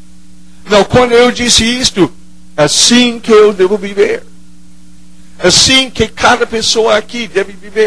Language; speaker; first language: Portuguese; non-native, fluent; English